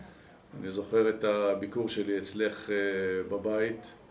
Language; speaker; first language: Hebrew; native; Hebrew